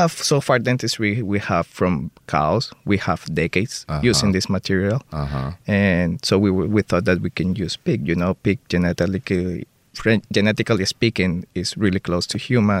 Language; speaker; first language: English; non-native, fluent; Spanish